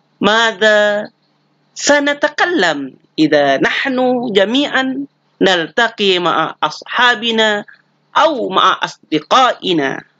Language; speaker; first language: Arabic; non-native, fluent; Indonesian